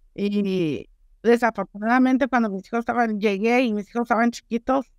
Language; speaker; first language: Spanish; native; Spanish